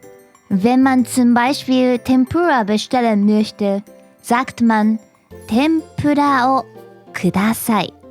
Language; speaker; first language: German; non-native, fluent; Japanese